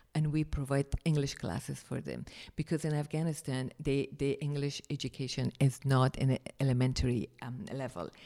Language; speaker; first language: English; non-native, fluent; Persian